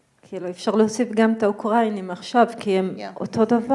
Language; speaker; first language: Hebrew; non-native, local second language; Arabic